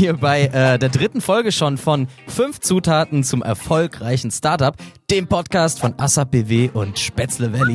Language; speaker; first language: German; native; German